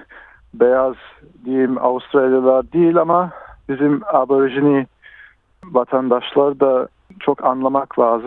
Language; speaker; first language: Turkish; early bilingual, heritage; Turkish